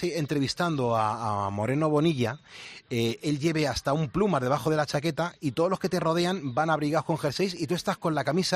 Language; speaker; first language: Spanish; native; Spanish